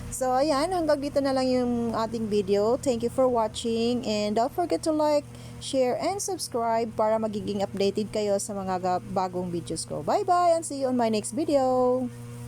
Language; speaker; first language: Filipino; native; Filipino